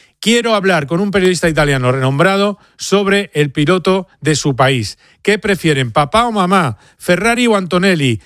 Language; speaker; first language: Spanish; native; Spanish